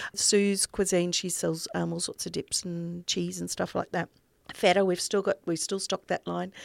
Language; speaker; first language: English; native; English